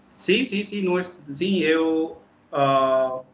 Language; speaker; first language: Portuguese; non-native, fluent; Urdu